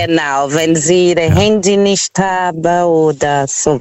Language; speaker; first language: German; non-native, fluent; Portuguese